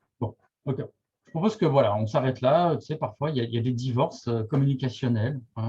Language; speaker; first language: French; native; French